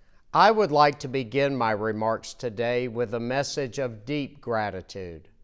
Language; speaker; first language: English; native; English